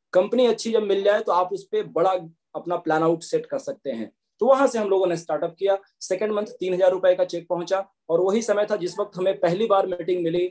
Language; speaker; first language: Hindi; native; Hindi